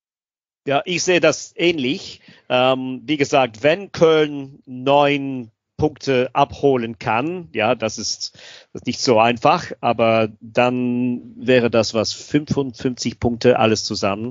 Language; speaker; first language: German; non-native, fluent; English